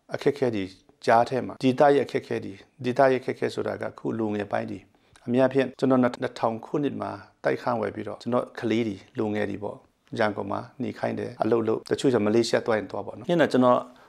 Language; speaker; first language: Burmese; non-native, local second language; Tedim Chin